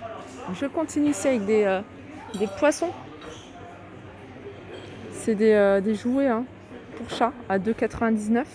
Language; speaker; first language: French; native; French